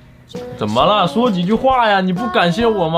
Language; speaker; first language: Chinese; native; Chinese